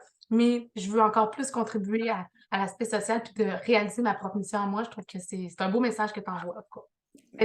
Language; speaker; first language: French; native; French